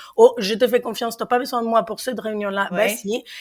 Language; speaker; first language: French; non-native, fluent; Spanish